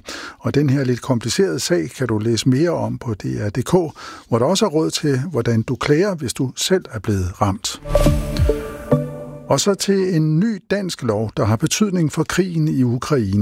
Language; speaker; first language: Danish; native; Danish